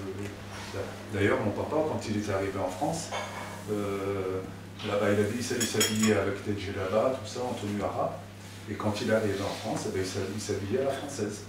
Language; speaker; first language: French; native; French